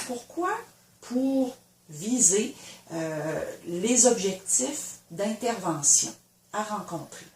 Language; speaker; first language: French; native; French